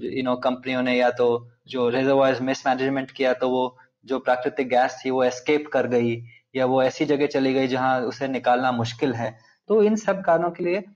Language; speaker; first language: Hindi; non-native, local second language; Telugu